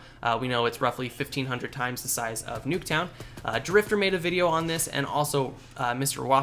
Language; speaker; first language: English; native; English